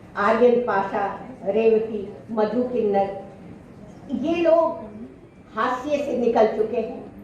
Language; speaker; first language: Hindi; native; Hindi